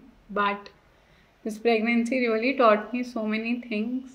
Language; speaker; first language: English; non-native, local second language; Hindi